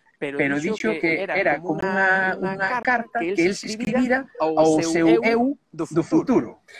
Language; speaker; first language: Galician; non-native, local second language; Spanish